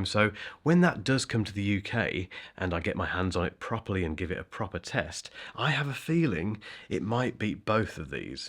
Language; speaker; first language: English; native; English